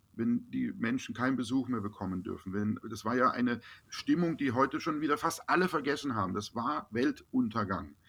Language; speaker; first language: German; native; German